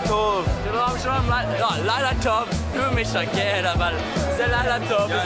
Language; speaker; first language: Hebrew; non-native, learner; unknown